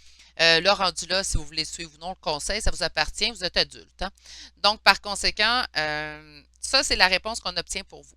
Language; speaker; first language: French; native; French